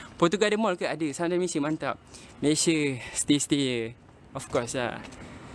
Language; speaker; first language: Malay; native; Malay